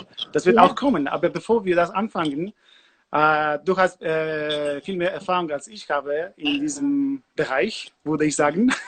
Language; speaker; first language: German; non-native, learner; Polish